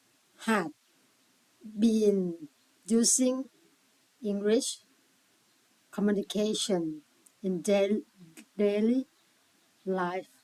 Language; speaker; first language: English; non-native, learner; Thai